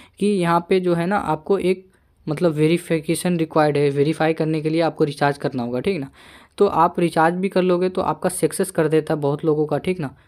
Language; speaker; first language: Hindi; native; Hindi